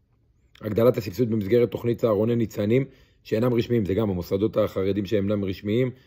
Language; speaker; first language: Hebrew; native; Hebrew